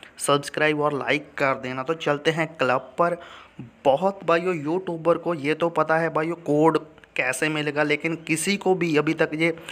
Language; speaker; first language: Hindi; native; Hindi